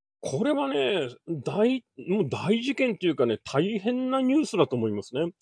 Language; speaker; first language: Japanese; native; Japanese